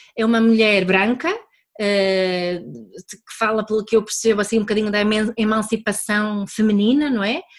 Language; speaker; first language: Portuguese; early bilingual, other home language; Swedish